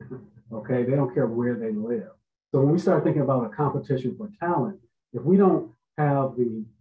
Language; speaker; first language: English; native; English